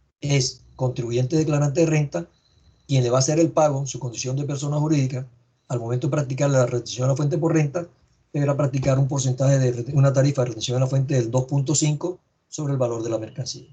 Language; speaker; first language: Spanish; native; Spanish